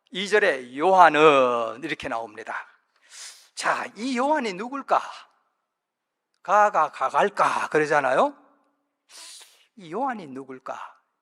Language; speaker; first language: Korean; native; Korean